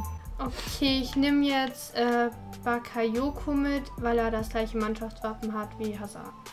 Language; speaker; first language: German; early bilingual, other home language; Turkish